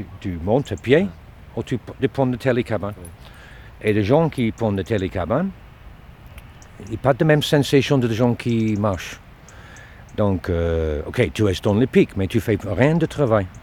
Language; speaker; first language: French; non-native, learner; English